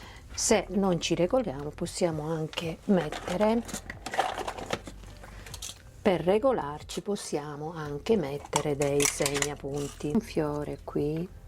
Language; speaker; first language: Italian; native; Italian